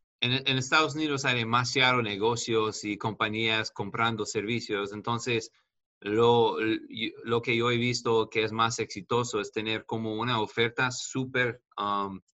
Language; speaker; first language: Spanish; non-native, fluent; English